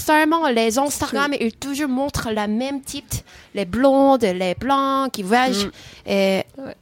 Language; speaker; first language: French; non-native, fluent; Korean